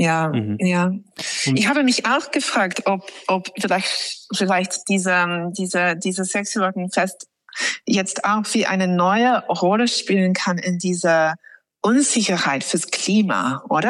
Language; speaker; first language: German; non-native, fluent; English